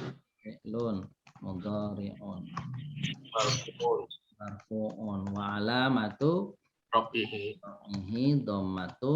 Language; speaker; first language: Arabic; non-native, fluent; Indonesian